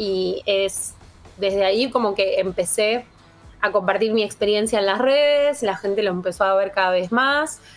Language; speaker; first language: Spanish; native; Spanish